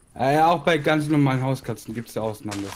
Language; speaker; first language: German; native; German